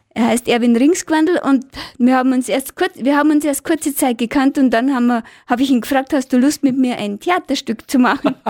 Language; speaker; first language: German; native; German